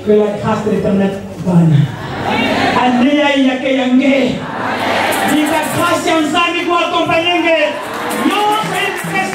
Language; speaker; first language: French; non-native, local second language; Lingala